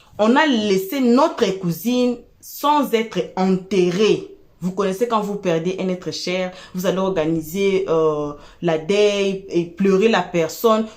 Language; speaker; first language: French; non-native, local second language; Lingala